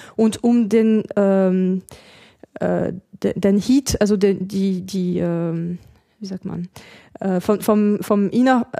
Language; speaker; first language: German; non-native, fluent; French